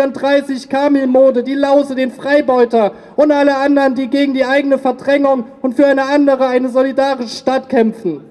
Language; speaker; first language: German; native; German